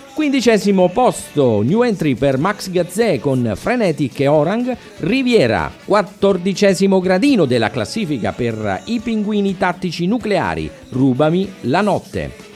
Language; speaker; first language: Italian; native; Italian